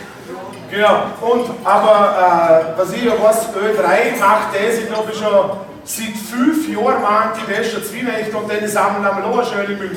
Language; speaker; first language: German; native; German